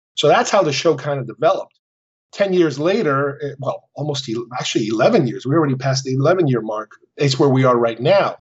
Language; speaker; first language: English; early bilingual, other home language; Spanish